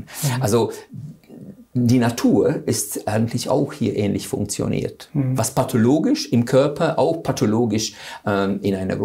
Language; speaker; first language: German; non-native, fluent; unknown